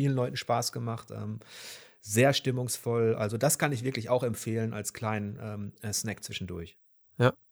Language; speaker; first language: German; native; German